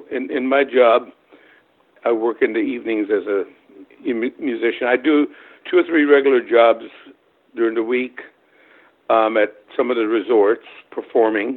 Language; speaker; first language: English; early bilingual, other home language; German